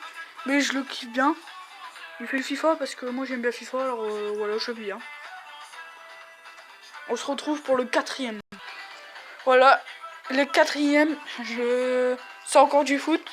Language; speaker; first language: French; native; French